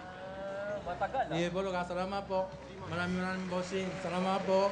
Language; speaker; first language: Filipino; non-native, learner; Japanese